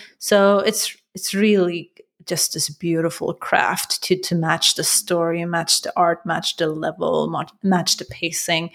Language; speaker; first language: English; non-native, fluent; Persian